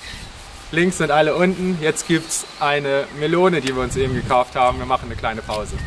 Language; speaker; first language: German; native; German